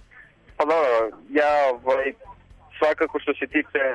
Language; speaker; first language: Serbian; native; Serbian